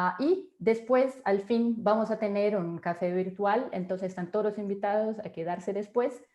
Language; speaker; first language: Spanish; non-native, fluent; Portuguese